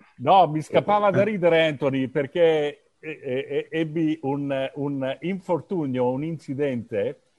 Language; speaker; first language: Italian; non-native, learner; English